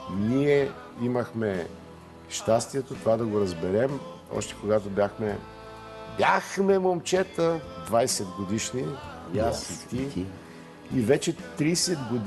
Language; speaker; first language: Bulgarian; native; Bulgarian